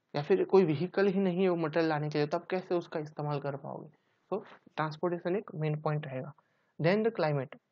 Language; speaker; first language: Hindi; non-native, local second language; Gujarati